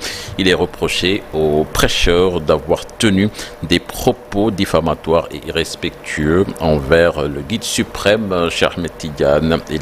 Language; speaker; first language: French; non-native, local second language; Wolof